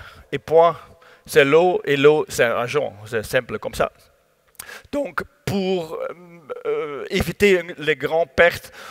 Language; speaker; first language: French; non-native, learner; Dutch